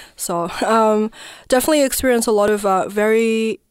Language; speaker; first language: English; non-native, fluent; Chinese